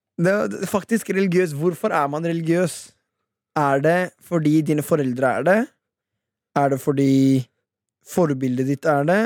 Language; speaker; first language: Norwegian; early bilingual, other home language; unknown